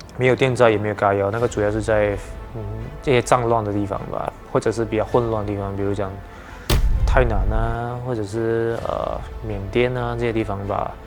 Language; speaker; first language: Chinese; native; Chinese